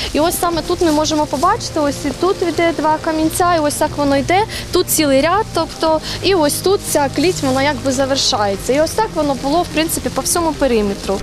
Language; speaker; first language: Ukrainian; native; Ukrainian